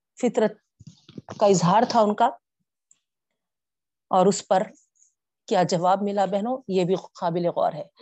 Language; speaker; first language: Urdu; native; Urdu